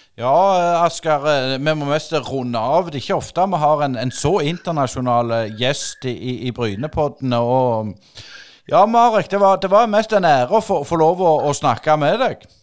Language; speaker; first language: Norwegian; native; Norwegian